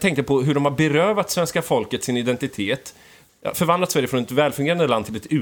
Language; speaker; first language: Swedish; native; Swedish